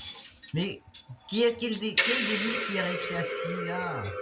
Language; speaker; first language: French; native; French